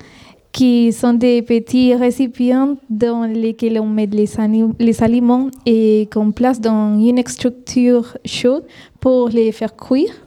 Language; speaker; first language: French; non-native, fluent; Spanish